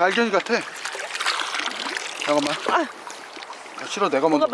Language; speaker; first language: Korean; native; Korean